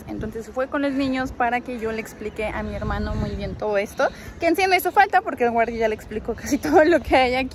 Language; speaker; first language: Spanish; native; Spanish